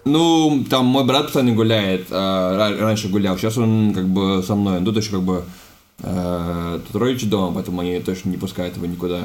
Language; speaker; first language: Russian; native; Russian